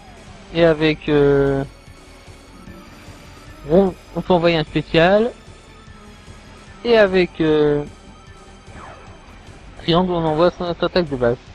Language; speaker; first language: French; native; French